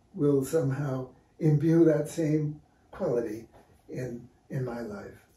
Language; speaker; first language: English; native; English